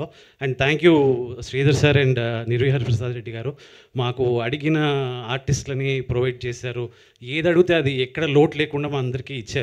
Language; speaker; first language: Telugu; native; Telugu